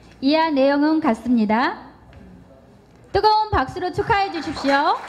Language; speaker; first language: Korean; native; Korean